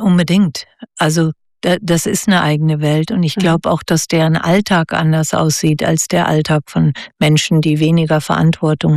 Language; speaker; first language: German; native; German